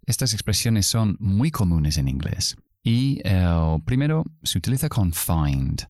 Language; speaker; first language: Spanish; non-native, fluent; English